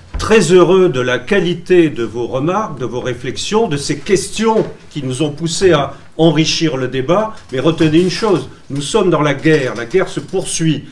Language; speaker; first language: French; native; French